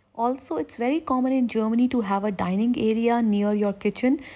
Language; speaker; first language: English; non-native, local second language; Hindi